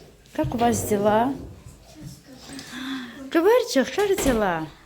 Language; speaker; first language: Russian; non-native, local second language; Azerbaijani